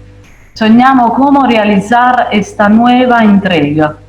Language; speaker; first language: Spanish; non-native, fluent; Italian